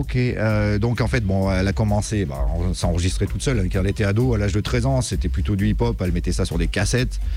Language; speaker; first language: French; native; French